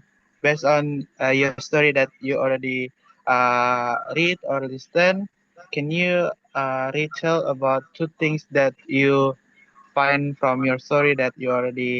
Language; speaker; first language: English; non-native, learner; Indonesian